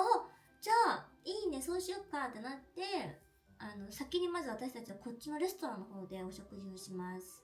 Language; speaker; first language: Japanese; native; Japanese